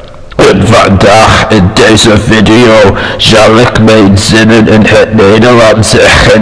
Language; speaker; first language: Dutch; non-native, learner; English